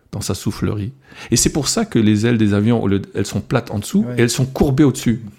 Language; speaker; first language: French; non-native, local second language; Swiss German